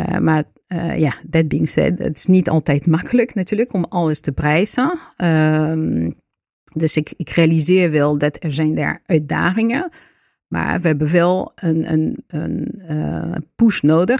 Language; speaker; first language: Dutch; non-native, fluent; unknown